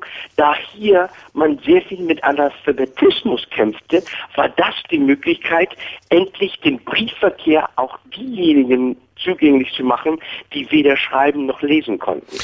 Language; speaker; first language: German; non-native, fluent; English